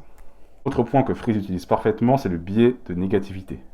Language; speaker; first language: French; native; French